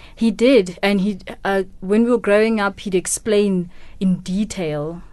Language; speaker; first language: English; non-native, local second language; Tswana